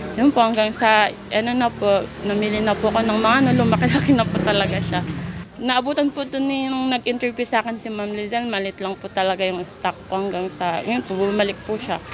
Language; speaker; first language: Filipino; non-native, local second language; Maranao